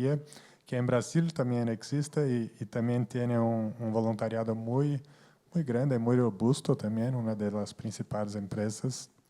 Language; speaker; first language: Spanish; non-native, fluent; Portuguese